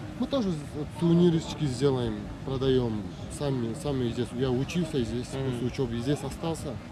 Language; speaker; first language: Russian; non-native, local second language; Kazakh